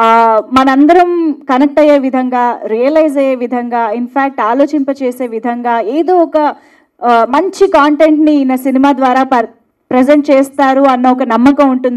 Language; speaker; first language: Telugu; native; Telugu